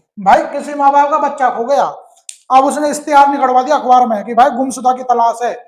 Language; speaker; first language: Hindi; native; Hindi